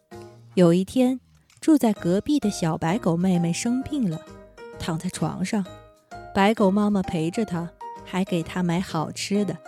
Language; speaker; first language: Chinese; native; Chinese